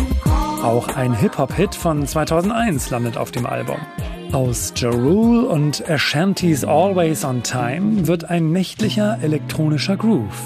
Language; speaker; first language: German; native; German